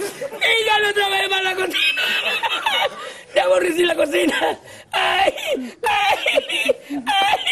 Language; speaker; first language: Spanish; native; Spanish